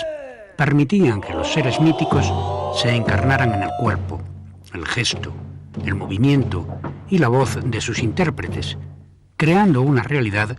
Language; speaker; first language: Spanish; native; Spanish